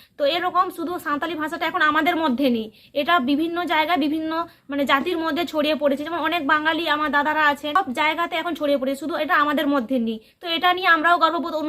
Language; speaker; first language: Bangla; non-native, local second language; Santali